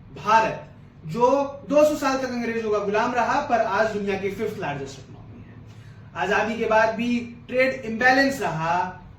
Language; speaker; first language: Hindi; native; Hindi